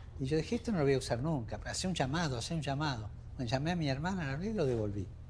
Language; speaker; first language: Spanish; native; Spanish